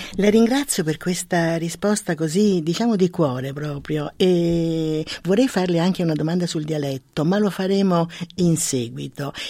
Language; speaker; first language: Italian; native; Italian